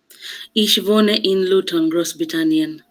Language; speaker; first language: German; non-native, learner; Bangla